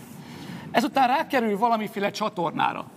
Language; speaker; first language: Hungarian; native; Hungarian